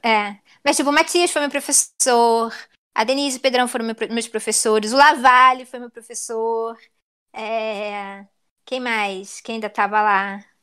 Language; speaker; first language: Portuguese; native; Portuguese